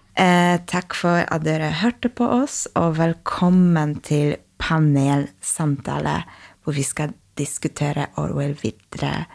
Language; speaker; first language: Norwegian; non-native, fluent; Polish